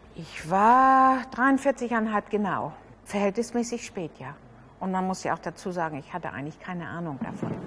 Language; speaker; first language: German; native; German